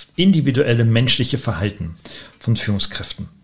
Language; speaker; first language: German; native; German